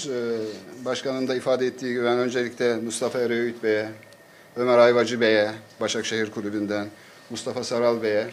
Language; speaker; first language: Turkish; native; Turkish